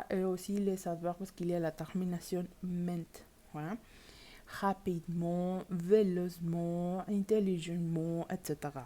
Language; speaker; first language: French; non-native, learner; Spanish